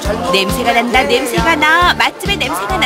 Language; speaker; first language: Korean; native; Korean